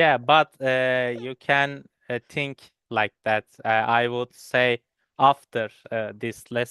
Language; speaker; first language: English; non-native, learner; Turkish